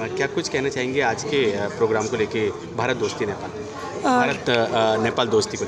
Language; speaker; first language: Hindi; native; Hindi